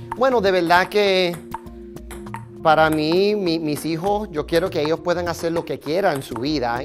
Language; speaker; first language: Spanish; early bilingual, heritage; Spanish